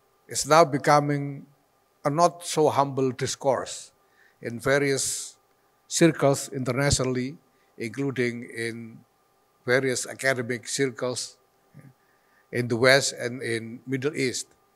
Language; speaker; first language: English; non-native, fluent; Indonesian